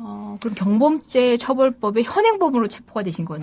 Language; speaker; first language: Korean; native; Korean